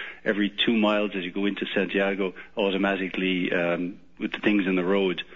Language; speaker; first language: English; native; English